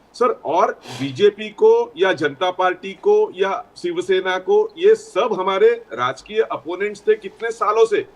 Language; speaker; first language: Hindi; non-native, local second language; Gujarati